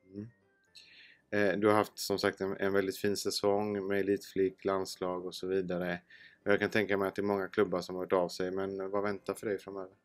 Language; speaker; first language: Swedish; native; Swedish